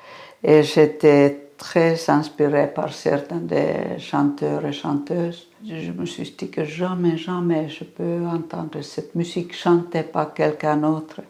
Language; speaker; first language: French; non-native, fluent; Finnish